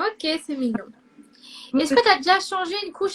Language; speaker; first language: French; native; French